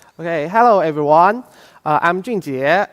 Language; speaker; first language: English; non-native, fluent; Chinese